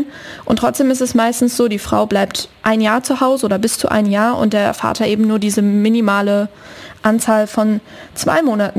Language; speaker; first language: German; native; German